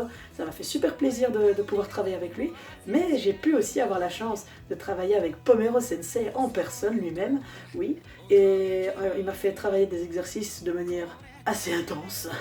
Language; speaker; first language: French; native; French